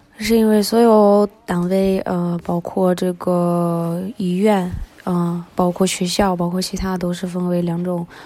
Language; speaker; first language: Chinese; early bilingual, other home language; Russian